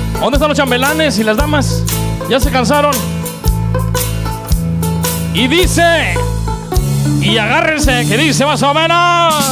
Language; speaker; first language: Spanish; native; Spanish